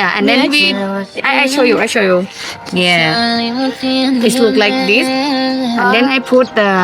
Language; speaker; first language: English; non-native, learner; Thai